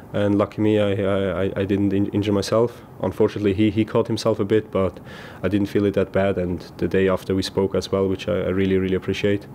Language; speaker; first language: English; non-native, fluent; German